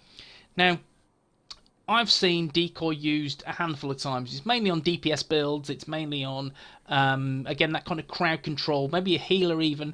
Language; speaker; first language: English; native; English